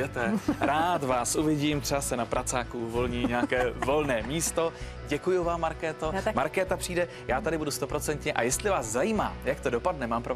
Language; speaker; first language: Czech; native; Czech